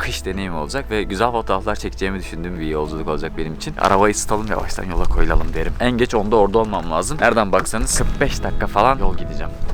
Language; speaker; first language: Turkish; native; Turkish